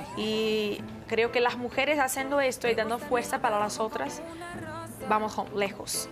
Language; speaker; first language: Spanish; non-native, fluent; Portuguese